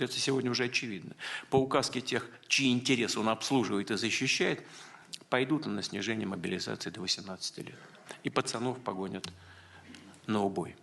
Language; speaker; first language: Russian; native; Russian